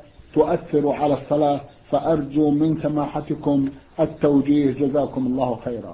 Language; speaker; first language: Arabic; native; Arabic